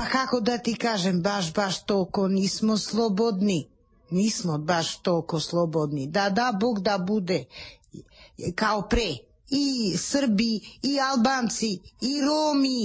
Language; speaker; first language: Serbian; non-native, local second language; Romany